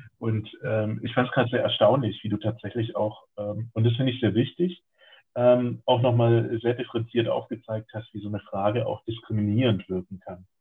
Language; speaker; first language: German; native; German